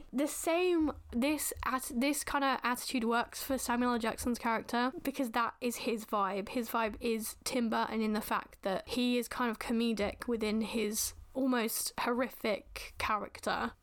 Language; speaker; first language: English; native; English